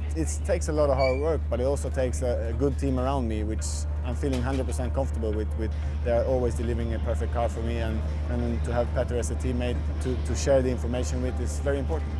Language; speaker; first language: English; non-native, fluent; Swedish